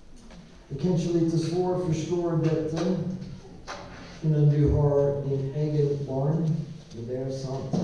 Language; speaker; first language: Swedish; non-native, learner; English